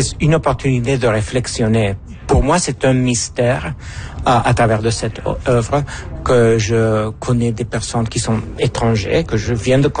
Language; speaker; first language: French; non-native, fluent; Spanish